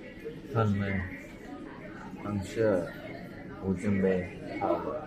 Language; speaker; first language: Chinese; non-native, learner; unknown